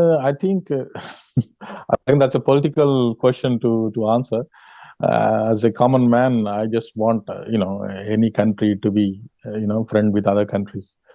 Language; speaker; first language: English; non-native, local second language; Telugu